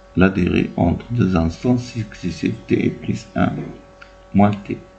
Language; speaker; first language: French; non-native, local second language; Arabic